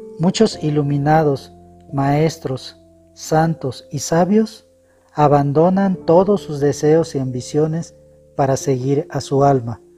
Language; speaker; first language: Spanish; native; Spanish